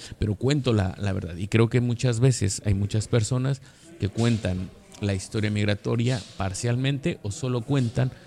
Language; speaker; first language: Spanish; native; Spanish